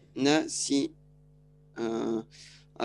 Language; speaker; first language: French; native; French